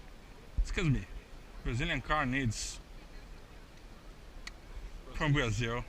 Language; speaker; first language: English; non-native, learner; Portuguese